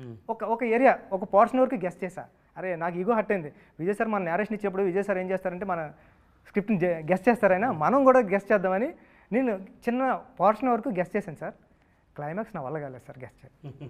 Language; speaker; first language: Telugu; native; Telugu